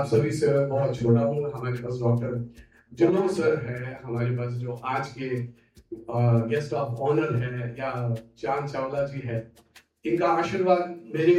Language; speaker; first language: Hindi; native; Hindi